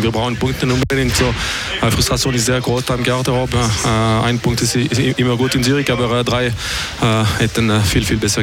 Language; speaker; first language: German; non-native, fluent; French